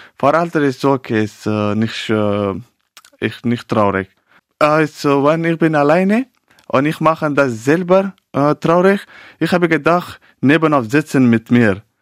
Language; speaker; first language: German; non-native, learner; Pashto